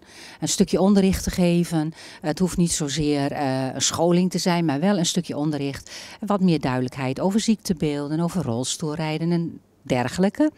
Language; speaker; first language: Dutch; native; Dutch